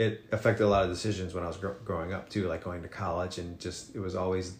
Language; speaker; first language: English; native; English